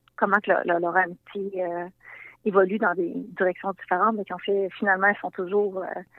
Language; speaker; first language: French; native; French